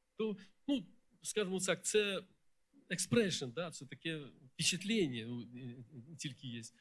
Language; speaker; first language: Ukrainian; non-native, local second language; Russian